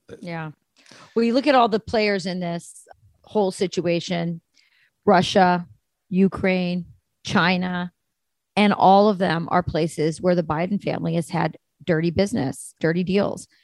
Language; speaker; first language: English; native; English